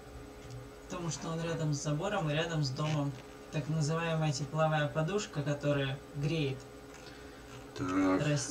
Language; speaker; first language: Russian; native; Russian